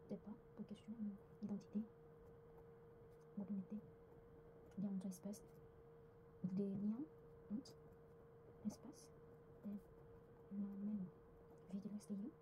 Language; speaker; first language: French; non-native, learner; Korean